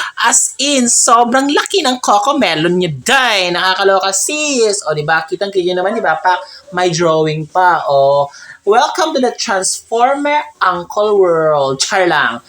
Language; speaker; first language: Filipino; non-native, local second language; Cebuano